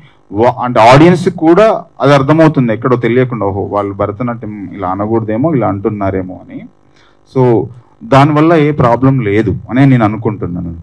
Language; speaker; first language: Telugu; native; Telugu